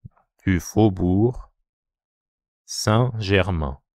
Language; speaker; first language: French; non-native, fluent; Japanese